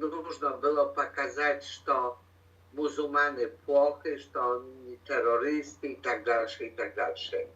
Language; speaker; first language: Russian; non-native, learner; Polish